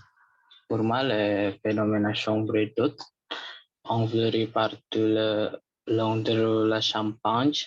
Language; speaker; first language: French; non-native, learner; Indonesian